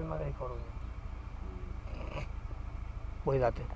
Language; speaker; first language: Spanish; native; Spanish